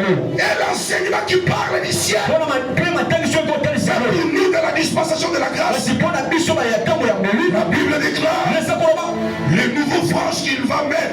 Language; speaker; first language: French; non-native, local second language; Lingala